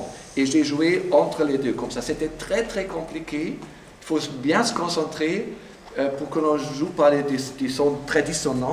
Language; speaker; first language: French; non-native, fluent; German